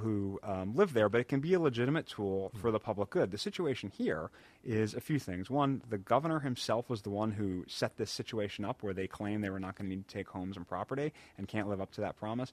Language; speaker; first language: English; native; English